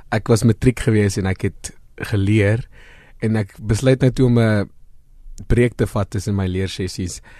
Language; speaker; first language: Afrikaans; non-native, local second language; Southern Sotho